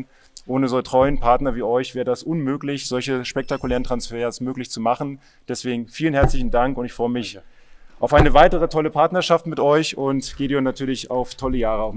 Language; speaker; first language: German; native; German